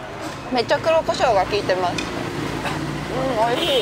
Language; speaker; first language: Vietnamese; non-native, learner; Japanese